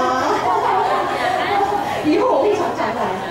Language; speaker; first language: Chinese; native; Chinese